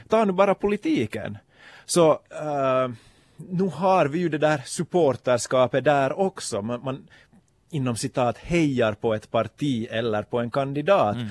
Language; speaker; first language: Swedish; native; Swedish